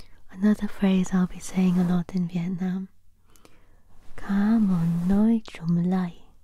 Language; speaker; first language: English; native; English